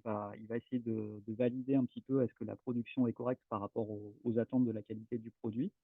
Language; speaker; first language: French; native; French